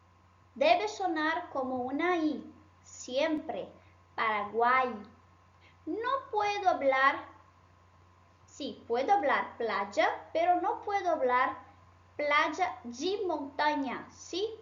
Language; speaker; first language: Spanish; non-native, fluent; Portuguese